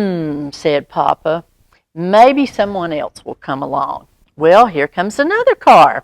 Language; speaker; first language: English; native; English